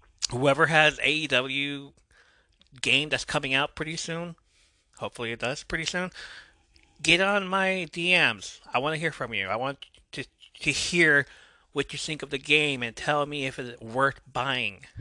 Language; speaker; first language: English; early bilingual, other home language; Spanish